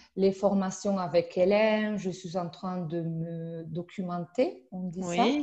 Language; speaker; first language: French; non-native, fluent; Spanish